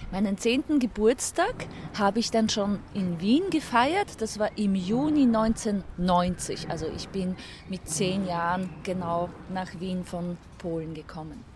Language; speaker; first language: German; early bilingual, other home language; Polish